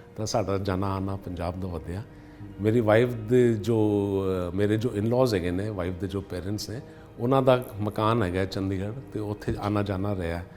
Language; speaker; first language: Punjabi; early bilingual, heritage; Punjabi